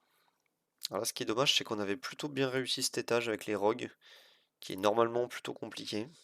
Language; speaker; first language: French; native; French